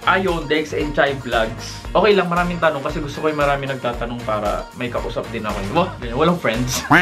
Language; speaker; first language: Filipino; native; Filipino